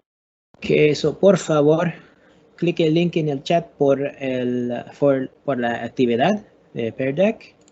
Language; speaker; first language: Spanish; non-native, learner; English